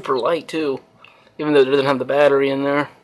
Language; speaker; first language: English; native; English